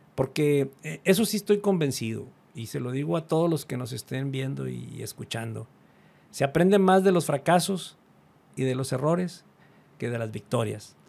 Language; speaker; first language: Spanish; native; Spanish